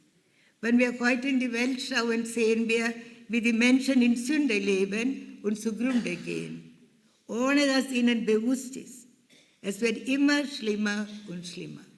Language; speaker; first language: German; non-native, fluent; Malayalam